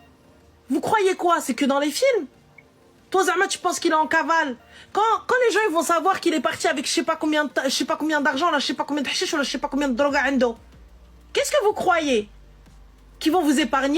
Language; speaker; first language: French; native; French